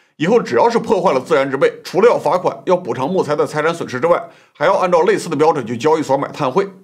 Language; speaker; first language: Chinese; native; Chinese